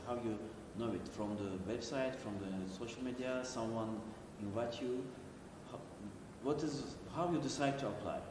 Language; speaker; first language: English; non-native, learner; Turkish